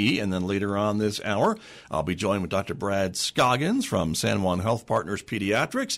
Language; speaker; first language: English; native; English